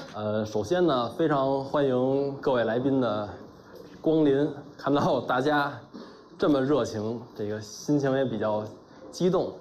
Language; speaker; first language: Chinese; native; Chinese